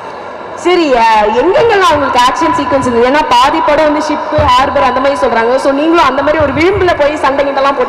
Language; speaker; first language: Tamil; native; Tamil